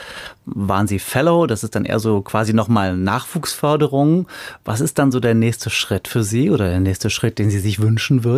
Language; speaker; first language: German; native; German